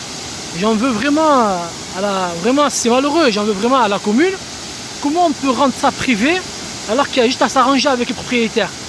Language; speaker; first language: French; native; French